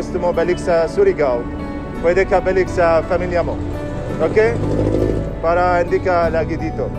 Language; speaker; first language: Filipino; non-native, learner; Arabic